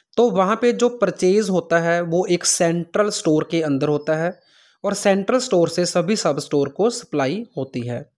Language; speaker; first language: Hindi; non-native, local second language; Punjabi